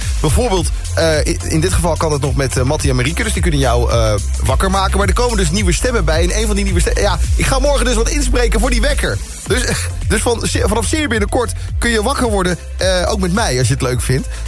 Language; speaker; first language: Dutch; native; Dutch